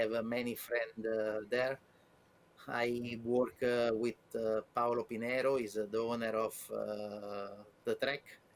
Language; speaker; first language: English; non-native, learner; Italian